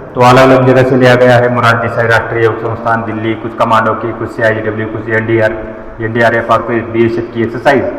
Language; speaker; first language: Hindi; non-native, local second language; Marathi